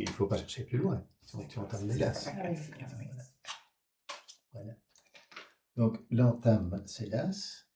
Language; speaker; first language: French; native; French